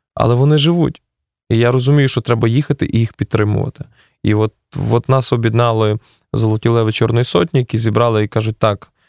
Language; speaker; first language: Ukrainian; native; Ukrainian